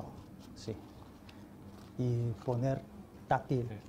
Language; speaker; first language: Spanish; non-native, fluent; Chinese